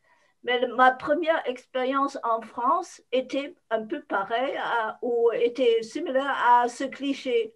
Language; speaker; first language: French; non-native, fluent; German